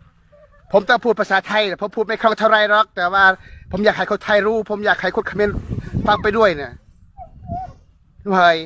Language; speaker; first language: Thai; non-native, learner; Khmer